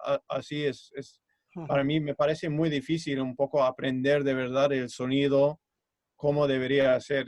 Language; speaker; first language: Spanish; non-native, fluent; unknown